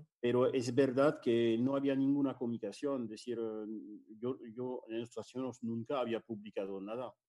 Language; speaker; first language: Spanish; non-native, fluent; French